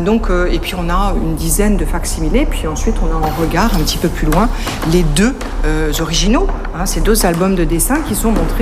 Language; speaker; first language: French; native; French